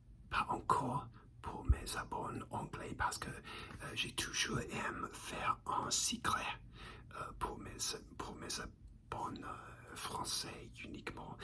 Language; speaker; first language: French; non-native, learner; English